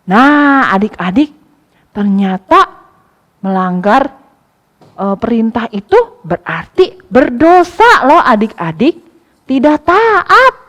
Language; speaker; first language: Indonesian; native; Indonesian